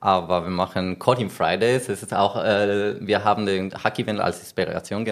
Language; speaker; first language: German; non-native, learner; Spanish